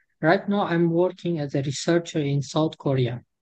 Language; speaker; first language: English; non-native, fluent; Turkish